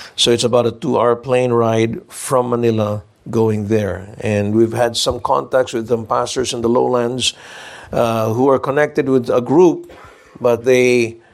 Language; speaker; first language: English; non-native, local second language; Filipino